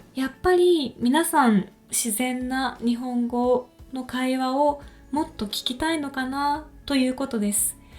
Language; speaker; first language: Japanese; native; Japanese